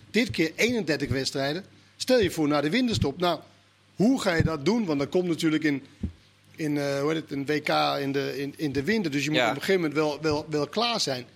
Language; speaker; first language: Dutch; non-native, fluent; Danish